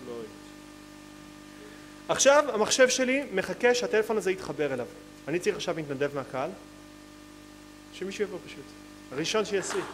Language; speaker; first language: Hebrew; native; Hebrew